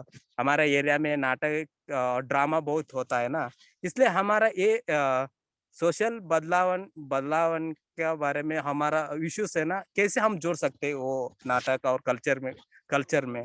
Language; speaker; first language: Hindi; non-native, local second language; Kannada